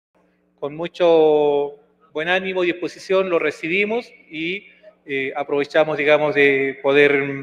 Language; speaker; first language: Spanish; native; Spanish